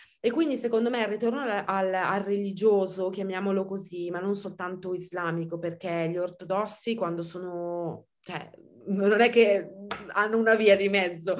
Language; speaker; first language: Italian; native; Italian